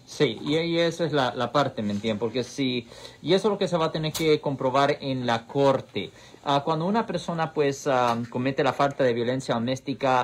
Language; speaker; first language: Spanish; early bilingual, heritage; Spanish